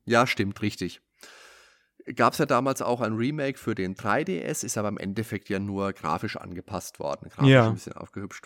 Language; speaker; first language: German; native; German